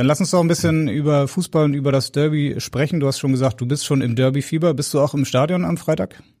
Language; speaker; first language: German; native; German